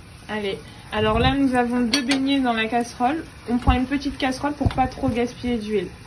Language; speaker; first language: French; early bilingual, other home language; Arabic